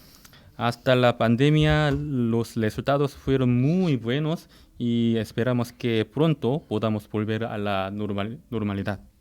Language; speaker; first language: Spanish; non-native, fluent; Korean